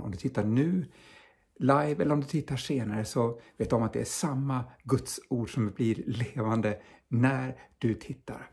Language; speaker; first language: Swedish; native; Swedish